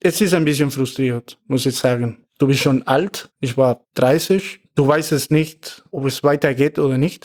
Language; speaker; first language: German; non-native, fluent; Spanish